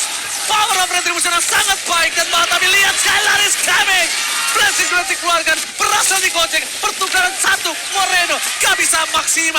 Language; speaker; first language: Indonesian; native; Indonesian